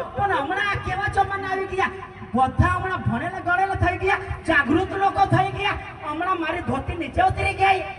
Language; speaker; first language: Gujarati; non-native, local second language; Kukna